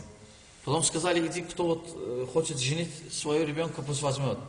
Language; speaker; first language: Russian; non-native, learner; Azerbaijani